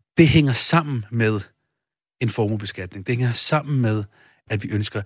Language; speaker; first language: Danish; early bilingual, other home language; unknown